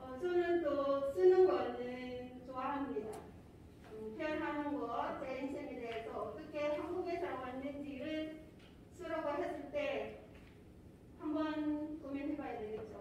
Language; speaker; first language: Korean; non-native, fluent; Filipino